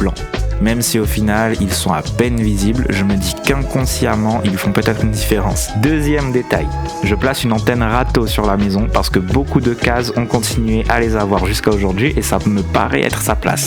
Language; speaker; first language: French; native; French